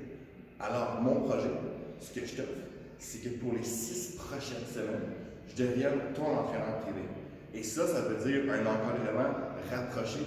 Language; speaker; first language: French; native; French